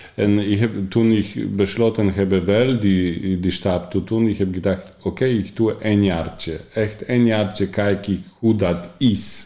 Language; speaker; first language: Dutch; non-native, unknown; Polish